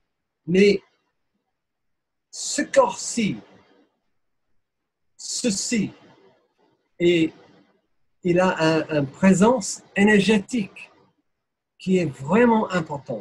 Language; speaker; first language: French; non-native, fluent; English